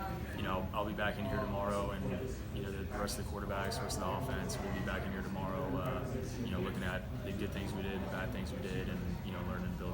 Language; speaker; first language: English; native; English